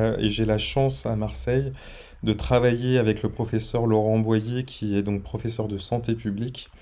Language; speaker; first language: French; native; French